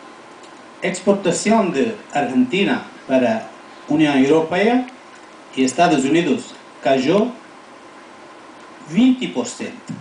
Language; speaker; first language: Spanish; non-native, fluent; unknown